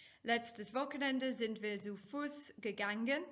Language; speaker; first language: German; non-native, fluent; English